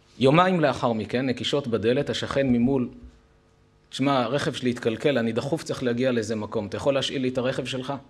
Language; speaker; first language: Hebrew; native; Hebrew